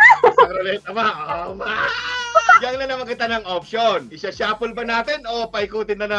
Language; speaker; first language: Filipino; native; Filipino